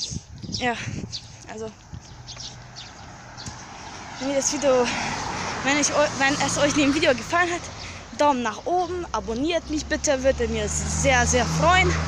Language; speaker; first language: German; early bilingual, other home language; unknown